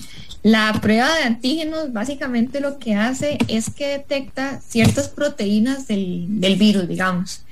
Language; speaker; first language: Spanish; native; Spanish